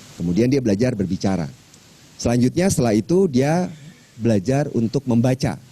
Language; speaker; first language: Indonesian; non-native, local second language; Minangkabau